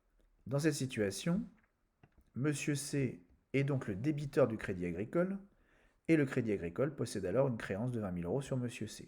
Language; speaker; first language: French; native; French